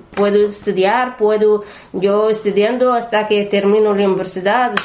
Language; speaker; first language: Spanish; non-native, learner; Arabic